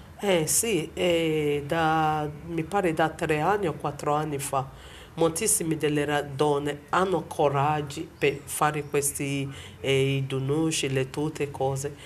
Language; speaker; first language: Italian; non-native, learner; Bini